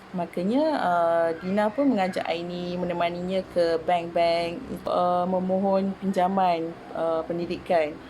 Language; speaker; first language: Malay; native; Malay